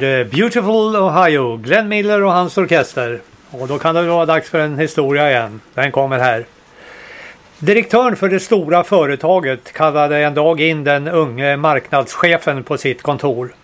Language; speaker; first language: Swedish; native; Swedish